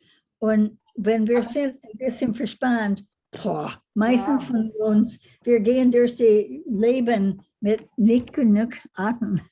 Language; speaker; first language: German; non-native, learner; English